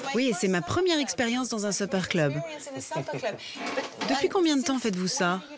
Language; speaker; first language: French; native; French